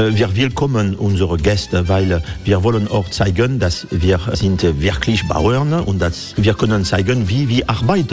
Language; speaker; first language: German; non-native, learner; French